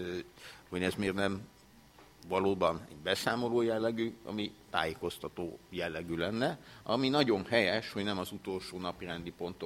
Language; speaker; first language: Hungarian; native; Hungarian